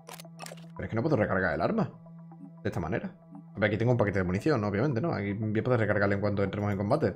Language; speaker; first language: Spanish; native; Spanish